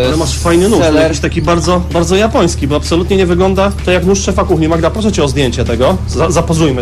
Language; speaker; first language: Polish; native; Polish